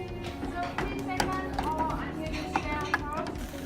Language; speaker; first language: English; non-native, learner; Thai